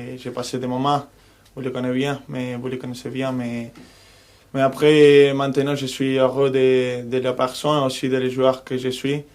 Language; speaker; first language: French; non-native, fluent; Spanish